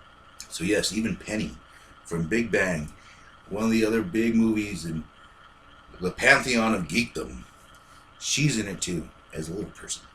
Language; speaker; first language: English; native; English